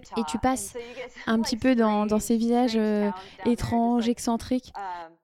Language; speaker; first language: French; non-native, fluent; English